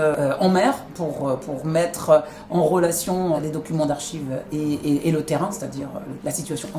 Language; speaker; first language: French; native; French